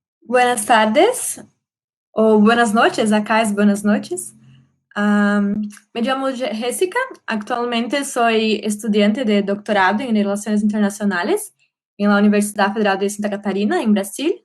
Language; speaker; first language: Spanish; non-native, fluent; Portuguese